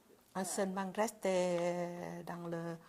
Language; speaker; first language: French; non-native, learner; Vietnamese